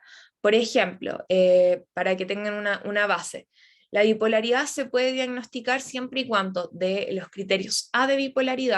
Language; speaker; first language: Spanish; native; Spanish